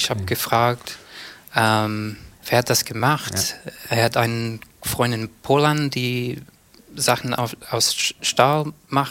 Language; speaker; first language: German; non-native, learner; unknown